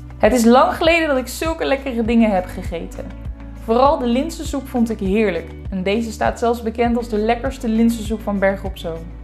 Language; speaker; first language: Dutch; native; Dutch